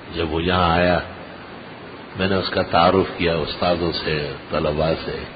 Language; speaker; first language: Urdu; non-native, local second language; Pashto